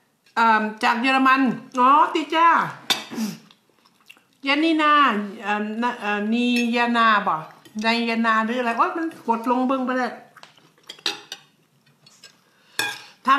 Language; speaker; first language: Thai; native; Thai